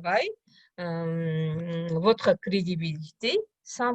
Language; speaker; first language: French; non-native, fluent; Kazakh